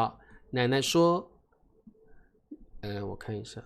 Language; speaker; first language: Chinese; native; Chinese